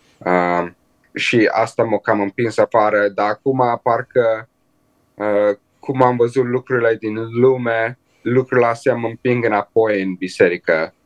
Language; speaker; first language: Romanian; early bilingual, heritage; Romanian